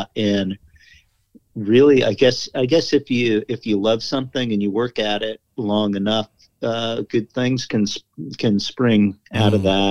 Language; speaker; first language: English; native; English